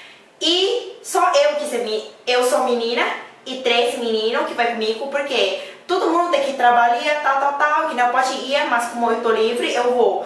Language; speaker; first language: Portuguese; non-native, learner; Thai